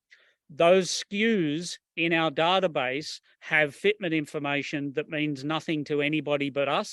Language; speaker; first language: English; native; English